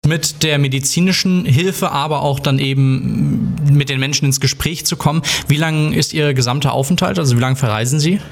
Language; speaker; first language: German; native; German